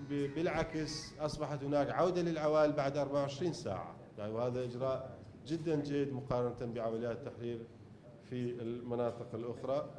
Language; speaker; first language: Arabic; native; Arabic